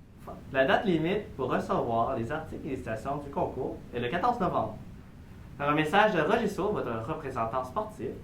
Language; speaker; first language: French; native; French